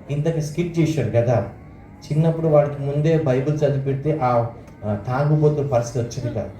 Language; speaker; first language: Telugu; non-native, local second language; Marathi